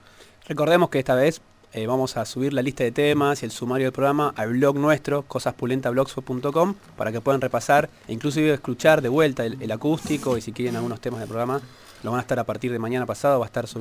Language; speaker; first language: Spanish; native; Spanish